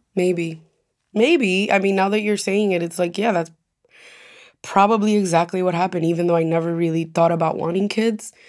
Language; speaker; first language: English; non-native, fluent; Spanish